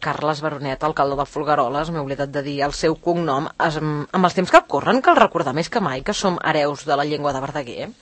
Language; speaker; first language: Catalan; native; Catalan